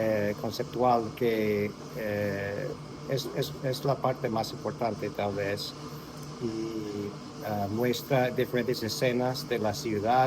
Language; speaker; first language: Spanish; non-native, fluent; English